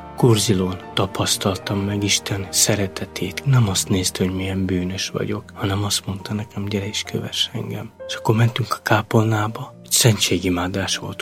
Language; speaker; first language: Hungarian; non-native, local second language; Romany